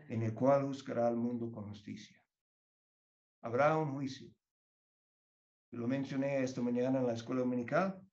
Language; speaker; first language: Spanish; non-native, fluent; English